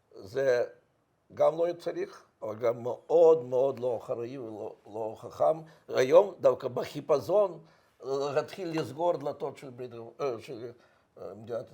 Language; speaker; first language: Hebrew; non-native, fluent; Russian